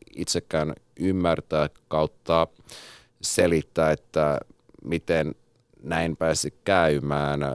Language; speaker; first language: Finnish; native; Finnish